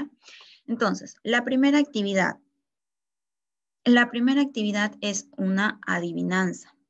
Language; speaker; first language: Spanish; native; Spanish